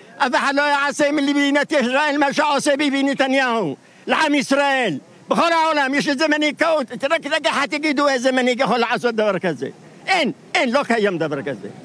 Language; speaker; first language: Hebrew; non-native, fluent; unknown